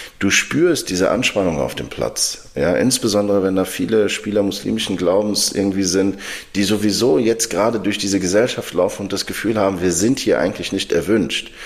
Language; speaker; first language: German; early bilingual, other home language; Arabic